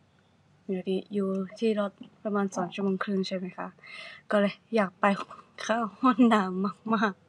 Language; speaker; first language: Thai; non-native, learner; Japanese